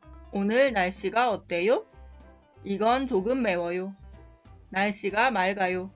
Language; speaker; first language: Korean; non-native, fluent; Spanish